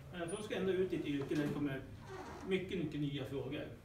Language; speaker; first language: Swedish; native; Swedish